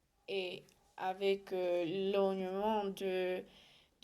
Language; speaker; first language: French; non-native, learner; Spanish